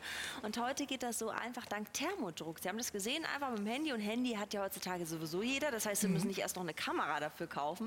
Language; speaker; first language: German; native; German